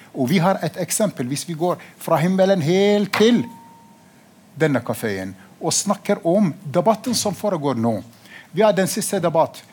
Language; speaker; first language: Norwegian; non-native, fluent; Arabic